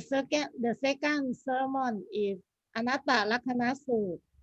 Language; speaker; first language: English; non-native, learner; Thai